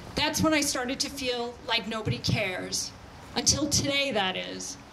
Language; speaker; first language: English; native; English